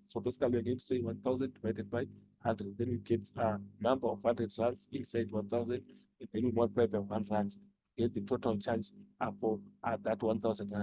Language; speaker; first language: English; non-native, local second language; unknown